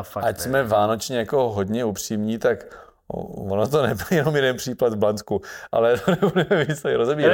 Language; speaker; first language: Czech; native; Czech